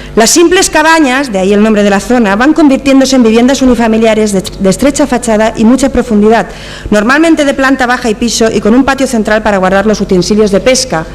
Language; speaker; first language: Spanish; non-native, local second language; Catalan